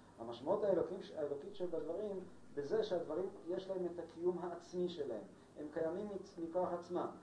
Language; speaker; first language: Hebrew; non-native, fluent; Spanish